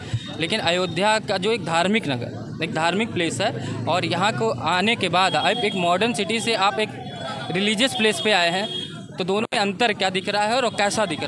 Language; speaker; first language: Hindi; native; Hindi